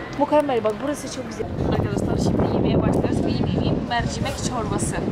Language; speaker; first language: Turkish; non-native, learner; Russian